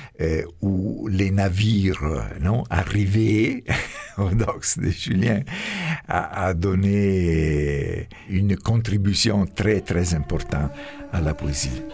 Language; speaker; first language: French; non-native, fluent; Italian